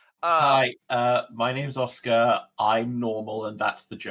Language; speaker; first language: English; native; English